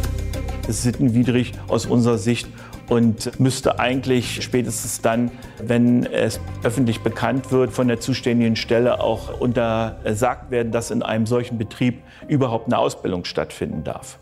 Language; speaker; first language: German; native; German